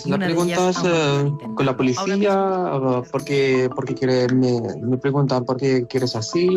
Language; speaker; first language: Spanish; non-native, learner; Arabic